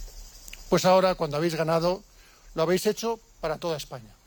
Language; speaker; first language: Spanish; native; Spanish